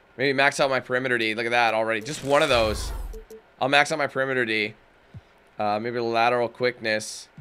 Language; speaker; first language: English; native; English